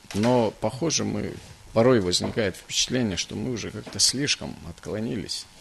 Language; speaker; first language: Russian; native; Russian